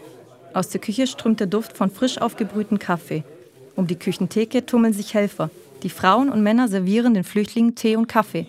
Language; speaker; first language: German; native; German